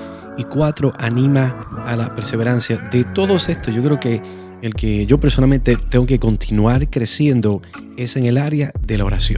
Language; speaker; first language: Spanish; native; Spanish